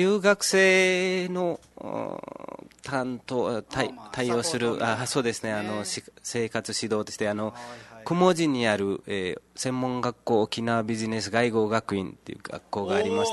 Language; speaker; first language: Japanese; non-native, fluent; Nepali